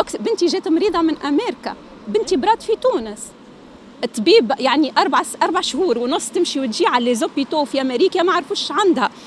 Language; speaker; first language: Arabic; native; Arabic